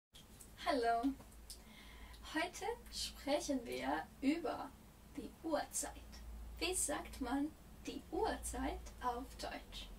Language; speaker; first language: German; non-native, fluent; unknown